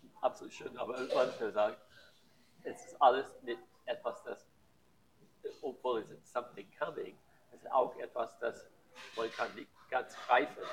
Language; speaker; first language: German; non-native, learner; English